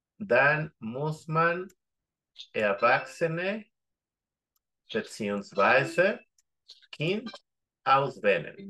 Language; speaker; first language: German; non-native, fluent; Spanish